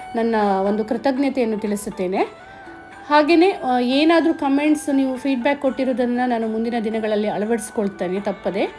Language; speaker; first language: Kannada; native; Kannada